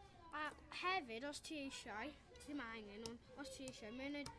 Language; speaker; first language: Welsh; non-native, local second language; English